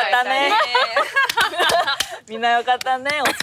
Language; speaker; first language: Japanese; non-native, learner; Korean